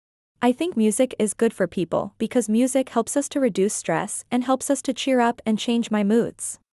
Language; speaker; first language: English; non-native, learner; Vietnamese